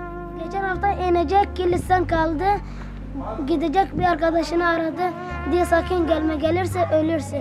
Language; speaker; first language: Turkish; non-native, learner; Arabic